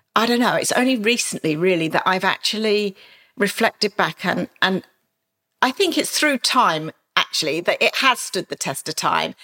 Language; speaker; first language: English; native; English